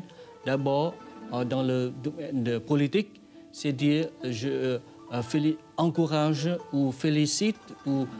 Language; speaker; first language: French; non-native, fluent; Vietnamese